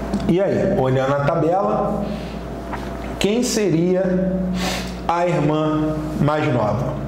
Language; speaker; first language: Portuguese; native; Portuguese